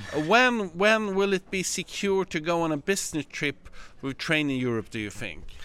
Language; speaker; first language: English; non-native, fluent; Swedish